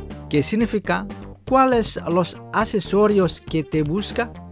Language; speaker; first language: Spanish; non-native, fluent; Indonesian